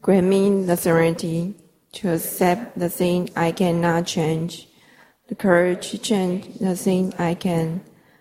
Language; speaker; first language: English; non-native, fluent; Chinese